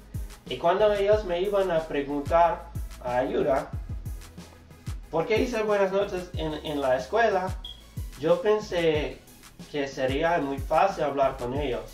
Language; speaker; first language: Spanish; non-native, learner; English